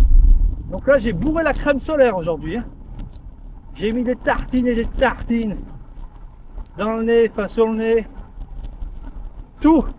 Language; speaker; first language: French; native; French